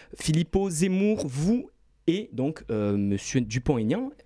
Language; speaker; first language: French; native; French